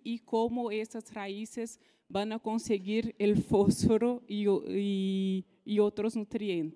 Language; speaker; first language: Spanish; non-native, fluent; Portuguese